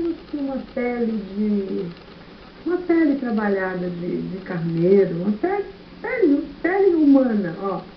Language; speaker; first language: Portuguese; native; Portuguese